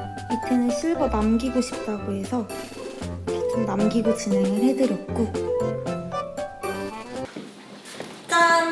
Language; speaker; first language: Korean; native; Korean